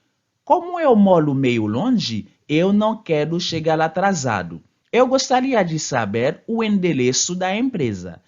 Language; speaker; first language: Portuguese; non-native, fluent; Haitian Creole